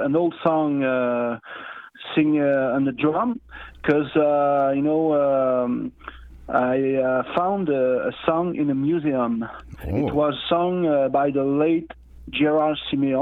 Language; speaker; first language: English; non-native, fluent; Innu-aimun